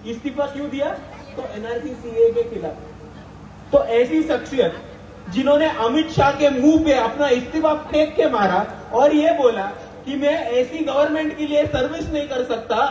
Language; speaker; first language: Hindi; non-native, local second language; Marathi